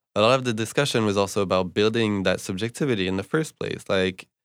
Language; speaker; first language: English; non-native, fluent; French